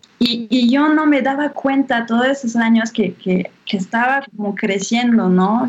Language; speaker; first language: Spanish; non-native, fluent; French